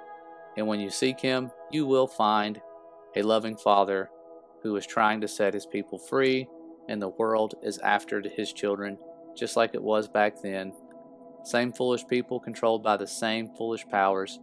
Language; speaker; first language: English; native; English